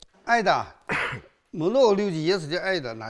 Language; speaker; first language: Russian; non-native, learner; Chinese